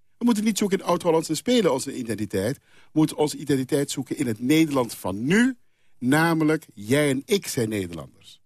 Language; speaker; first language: Dutch; non-native, local second language; Papiamento